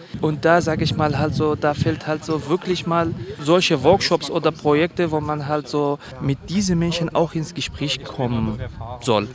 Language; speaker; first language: German; non-native, fluent; Kurdish